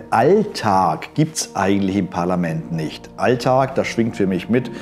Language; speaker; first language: German; native; German